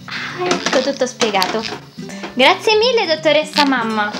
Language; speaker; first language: Italian; native; Italian